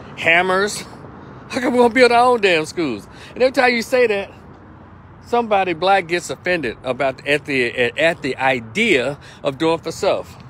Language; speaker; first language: English; native; English